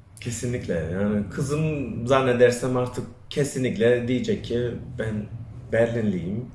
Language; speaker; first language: Turkish; early bilingual, other home language; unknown